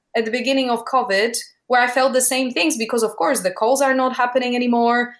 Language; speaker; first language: English; non-native, fluent; Polish